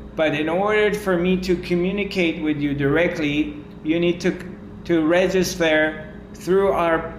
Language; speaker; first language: English; non-native, fluent; Persian